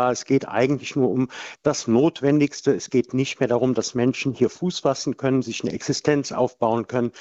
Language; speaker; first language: German; native; German